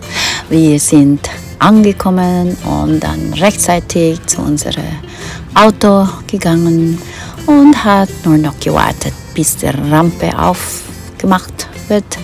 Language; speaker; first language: German; non-native, fluent; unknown